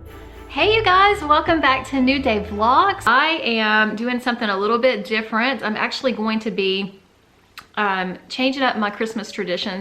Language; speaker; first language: English; native; English